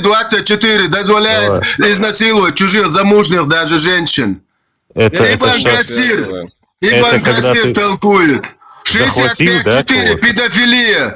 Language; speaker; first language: Russian; non-native, local second language; Chechen